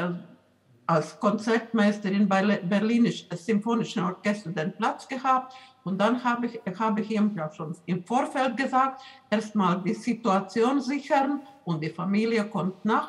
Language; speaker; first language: German; non-native, fluent; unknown